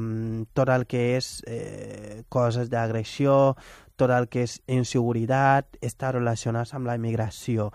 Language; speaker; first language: Catalan; non-native, fluent; Wolof